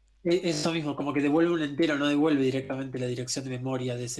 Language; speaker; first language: Spanish; native; Spanish